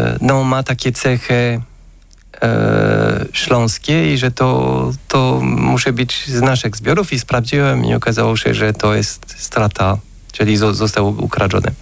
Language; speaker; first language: Polish; non-native, fluent; French